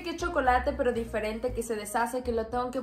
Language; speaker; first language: Spanish; native; Spanish